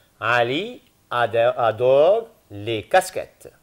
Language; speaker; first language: French; non-native, fluent; Arabic